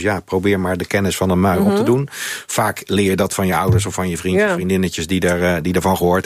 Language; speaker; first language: Dutch; native; Dutch